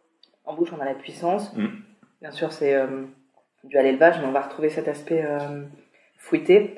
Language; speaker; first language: French; native; French